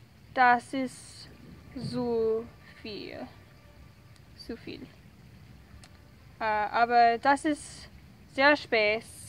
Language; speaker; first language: German; non-native, learner; English